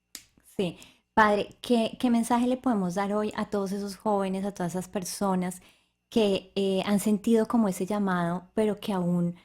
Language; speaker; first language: Spanish; native; Spanish